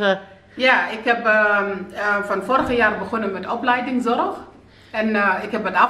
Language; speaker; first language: Dutch; non-native, learner; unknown